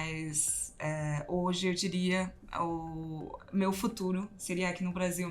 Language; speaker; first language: Portuguese; non-native, fluent; Chinese